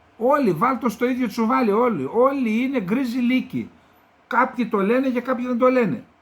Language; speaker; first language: Greek; native; Greek